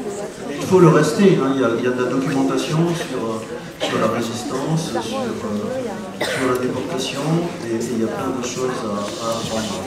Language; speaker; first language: French; native; French